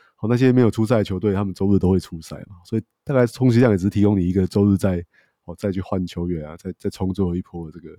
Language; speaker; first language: Chinese; native; Chinese